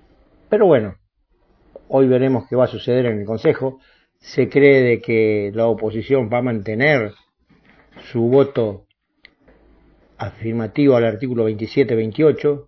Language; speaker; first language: Spanish; native; Spanish